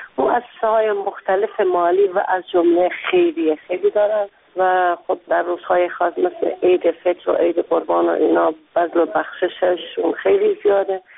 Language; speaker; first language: Persian; non-native, local second language; Kurdish